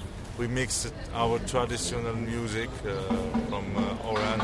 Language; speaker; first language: English; non-native, learner; Arabic